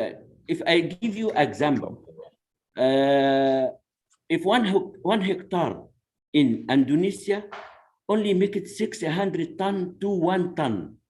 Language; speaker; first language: English; non-native, learner; Arabic